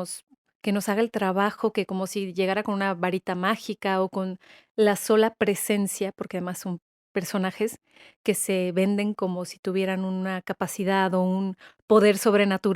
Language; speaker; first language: Spanish; native; Spanish